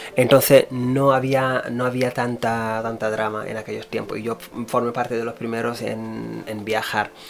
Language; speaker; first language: Spanish; non-native, fluent; Wolof